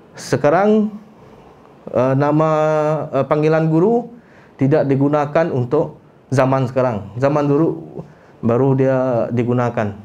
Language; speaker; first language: Malay; non-native, local second language; Iban